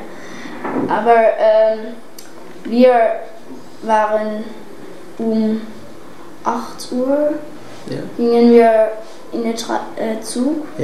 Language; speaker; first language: German; non-native, learner; Dutch